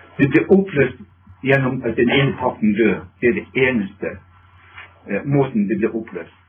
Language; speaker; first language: Norwegian; non-native, fluent; English